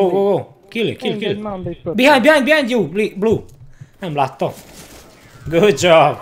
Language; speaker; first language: English; non-native, learner; Hungarian